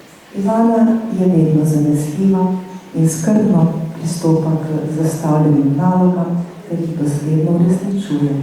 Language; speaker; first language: Slovenian; native; Slovenian